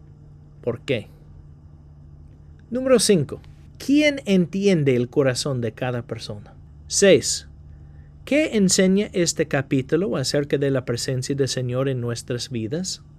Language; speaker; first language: Spanish; non-native, fluent; English